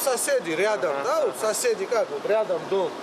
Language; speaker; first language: Russian; non-native, local second language; Georgian